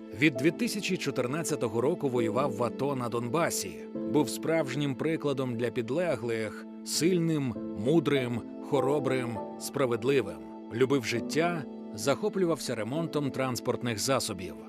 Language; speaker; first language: Ukrainian; native; Ukrainian